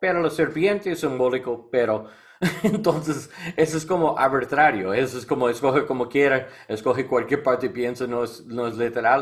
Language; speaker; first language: Spanish; non-native, learner; English